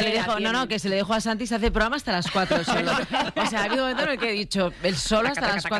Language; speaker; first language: Spanish; native; Spanish